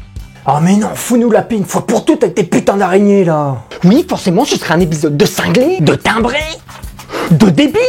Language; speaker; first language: French; native; French